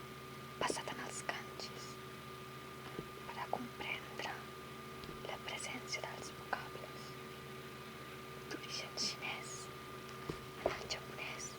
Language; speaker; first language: Catalan; non-native, local second language; Spanish